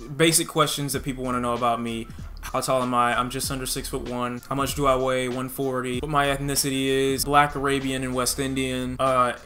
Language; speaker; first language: English; native; English